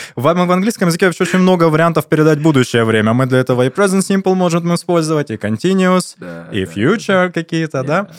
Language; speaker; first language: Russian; native; Russian